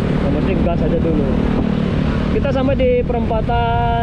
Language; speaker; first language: Indonesian; native; Indonesian